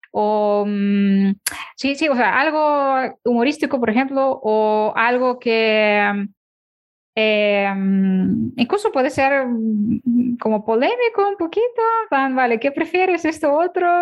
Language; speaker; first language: Spanish; non-native, fluent; Ukrainian